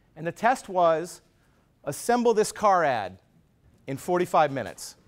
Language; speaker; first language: English; native; English